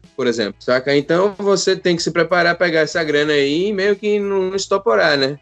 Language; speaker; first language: Portuguese; native; Portuguese